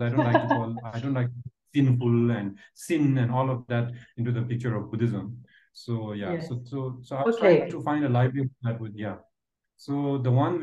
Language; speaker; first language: English; non-native, fluent; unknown